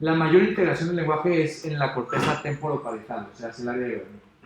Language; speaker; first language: Spanish; native; Spanish